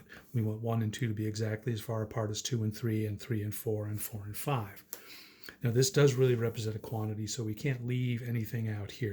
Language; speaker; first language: English; native; English